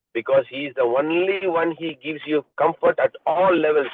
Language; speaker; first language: English; non-native, local second language; Tamil